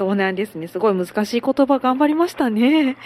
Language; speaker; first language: Japanese; native; Japanese